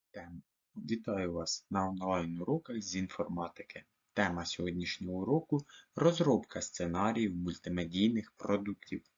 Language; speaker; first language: Ukrainian; native; Ukrainian